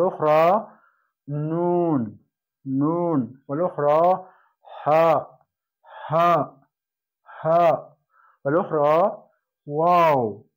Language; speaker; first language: Arabic; non-native, fluent; Persian